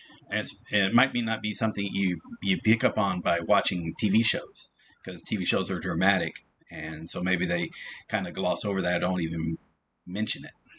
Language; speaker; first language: English; native; English